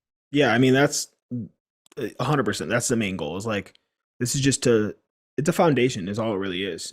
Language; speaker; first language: English; native; English